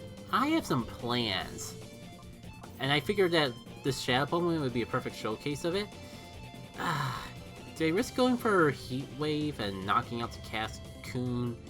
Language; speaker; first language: English; native; English